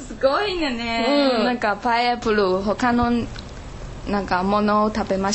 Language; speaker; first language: Japanese; non-native, learner; Chinese